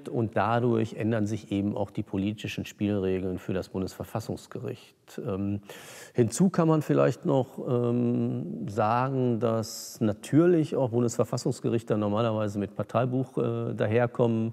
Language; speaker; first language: German; native; German